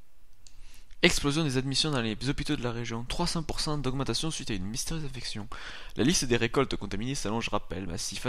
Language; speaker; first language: French; native; French